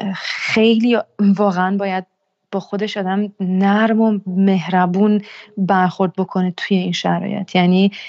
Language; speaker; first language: Persian; early bilingual, heritage; Persian